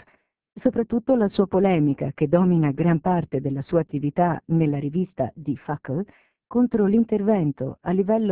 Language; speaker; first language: Italian; native; Italian